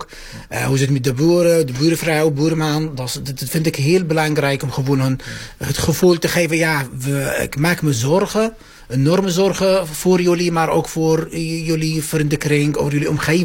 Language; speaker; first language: Dutch; non-native, fluent; Arabic